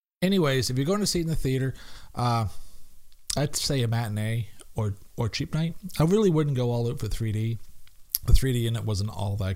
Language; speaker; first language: English; native; English